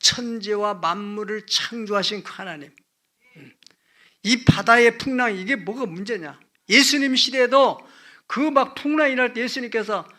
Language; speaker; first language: Korean; native; Korean